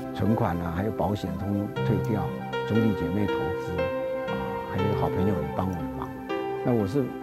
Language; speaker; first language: Chinese; native; Chinese